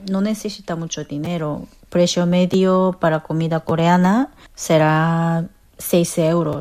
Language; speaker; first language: Spanish; non-native, fluent; Korean